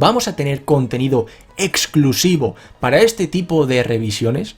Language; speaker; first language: Spanish; native; Spanish